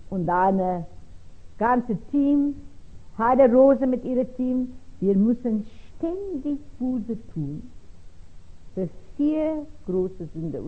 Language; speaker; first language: German; non-native, fluent; Afrikaans